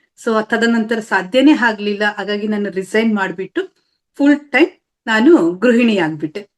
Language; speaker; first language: Kannada; native; Kannada